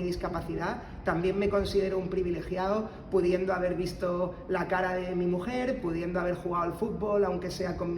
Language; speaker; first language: Spanish; native; Spanish